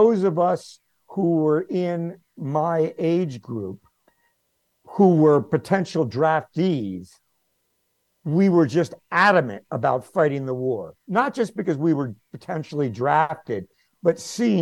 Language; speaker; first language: English; native; English